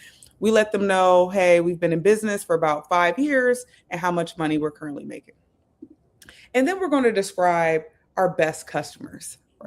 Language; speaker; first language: English; native; English